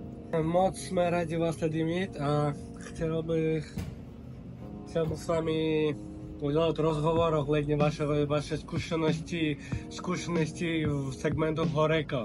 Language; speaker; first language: Czech; non-native, fluent; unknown